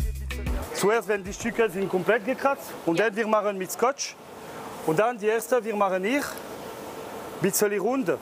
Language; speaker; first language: German; non-native, learner; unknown